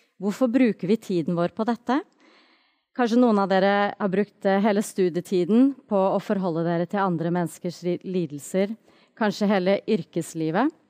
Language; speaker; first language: Norwegian; native; Norwegian